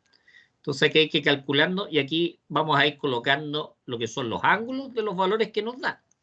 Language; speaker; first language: Spanish; native; Spanish